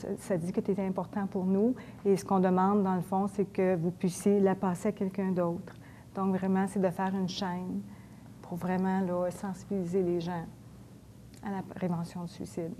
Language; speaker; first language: French; native; French